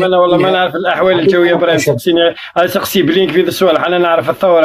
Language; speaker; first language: Arabic; native; Arabic